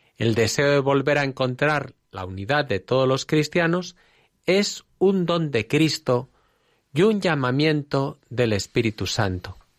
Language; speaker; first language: Spanish; native; Spanish